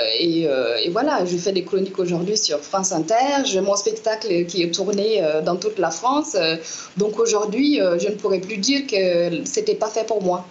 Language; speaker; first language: French; non-native, local second language; Mossi